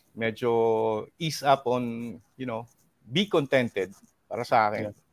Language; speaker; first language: Filipino; native; Filipino